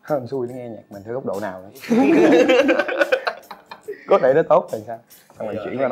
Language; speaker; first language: Vietnamese; native; Vietnamese